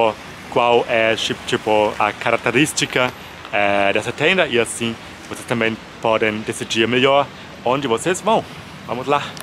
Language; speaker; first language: Portuguese; non-native, fluent; German